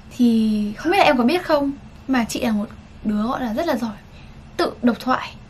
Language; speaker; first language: Vietnamese; native; Vietnamese